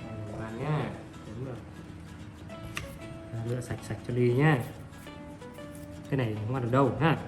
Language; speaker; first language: Vietnamese; native; Vietnamese